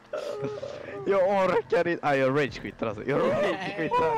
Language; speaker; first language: Swedish; native; Swedish